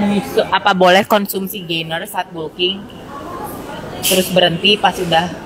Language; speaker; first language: Indonesian; native; Indonesian